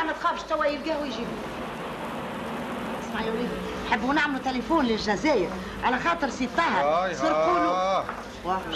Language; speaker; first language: Arabic; native; Arabic